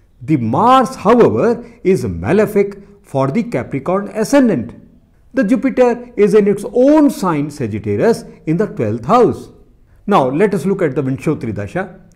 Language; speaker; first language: English; non-native, local second language; Hindi